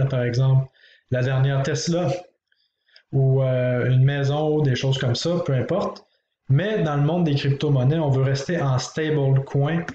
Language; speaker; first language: French; native; French